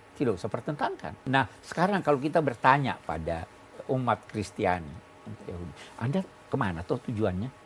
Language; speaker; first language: Indonesian; non-native, local second language; Buginese